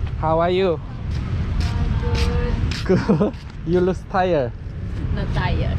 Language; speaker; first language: English; non-native, learner; Korean